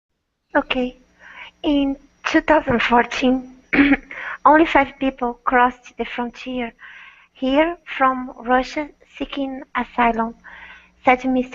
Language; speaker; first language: English; non-native, learner; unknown